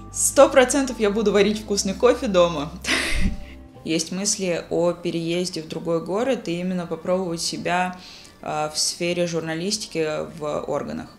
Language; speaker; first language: Russian; native; Russian